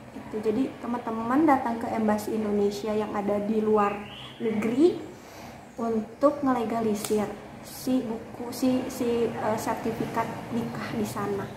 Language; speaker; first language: Indonesian; native; Indonesian